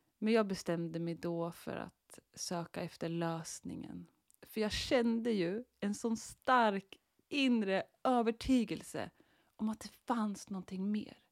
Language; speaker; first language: Swedish; native; Swedish